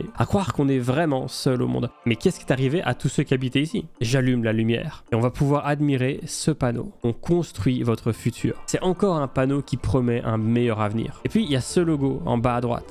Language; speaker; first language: French; native; French